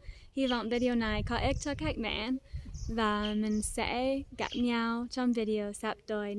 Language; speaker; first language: Vietnamese; non-native, fluent; English